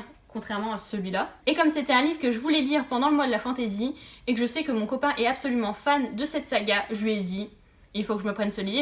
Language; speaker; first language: French; native; French